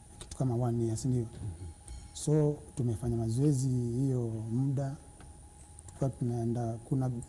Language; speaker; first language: Swahili; native; Swahili